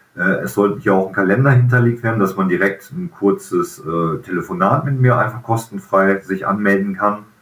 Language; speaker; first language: German; native; German